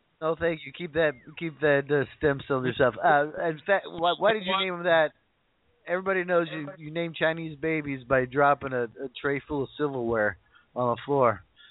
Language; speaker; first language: English; native; English